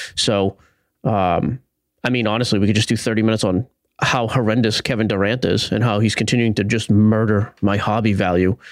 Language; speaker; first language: English; native; English